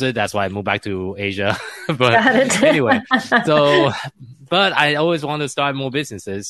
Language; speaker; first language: English; non-native, fluent; Chinese